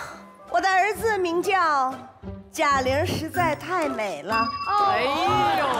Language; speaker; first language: Chinese; native; Chinese